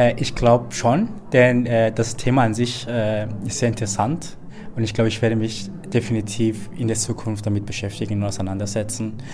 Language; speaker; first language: German; early bilingual, other home language; Persian